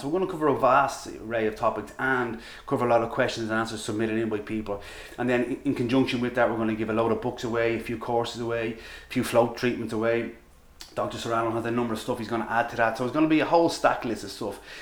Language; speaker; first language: English; native; English